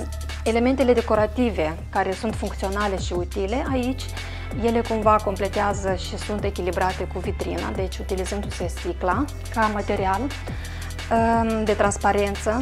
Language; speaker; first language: Romanian; native; Romanian